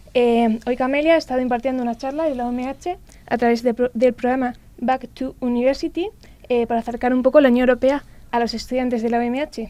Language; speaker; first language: Spanish; native; Spanish